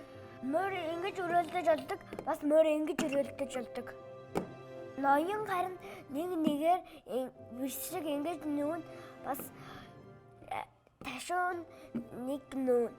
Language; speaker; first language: Mongolian; native; Mongolian